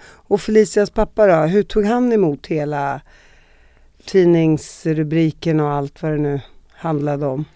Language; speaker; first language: Swedish; native; Swedish